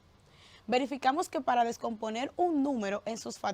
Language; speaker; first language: Spanish; native; Spanish